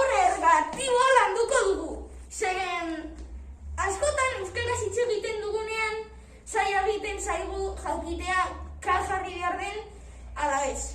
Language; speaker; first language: Basque; non-native, local second language; Spanish